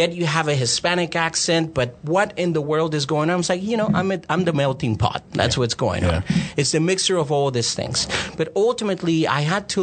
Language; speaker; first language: English; non-native, fluent; Spanish